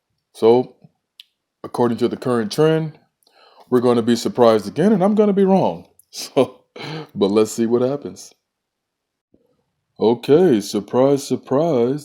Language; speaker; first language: English; native; English